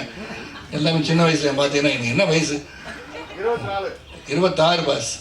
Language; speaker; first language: Tamil; native; Tamil